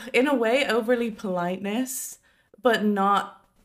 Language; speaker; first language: English; native; English